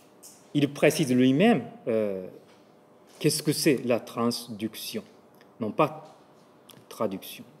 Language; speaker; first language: French; non-native, fluent; Japanese